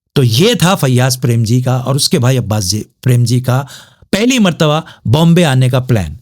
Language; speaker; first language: Urdu; native; Urdu